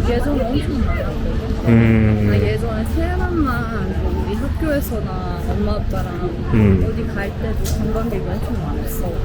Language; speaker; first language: Korean; non-native, fluent; Persian